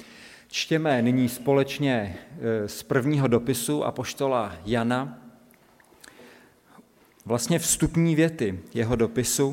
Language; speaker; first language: Czech; native; Czech